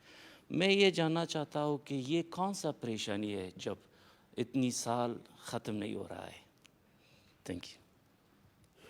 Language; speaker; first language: Hindi; non-native, fluent; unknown